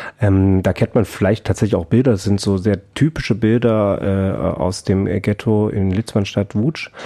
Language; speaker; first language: German; native; German